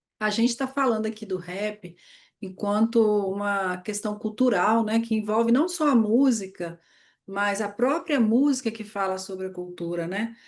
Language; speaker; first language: Portuguese; native; Portuguese